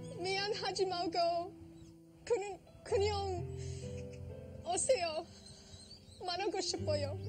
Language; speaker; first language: Korean; non-native, learner; English